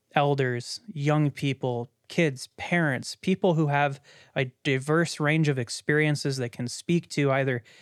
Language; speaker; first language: English; native; English